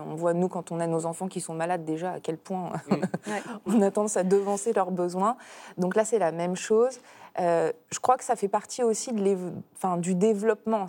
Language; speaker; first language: French; native; French